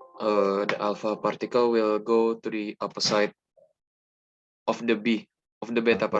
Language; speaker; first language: English; non-native, learner; Indonesian